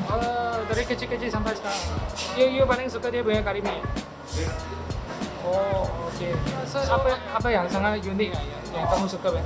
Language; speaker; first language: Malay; non-native, local second language; Cantonese